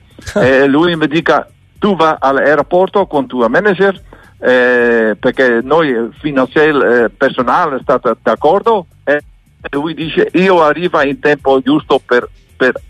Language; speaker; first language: Italian; non-native, learner; Dutch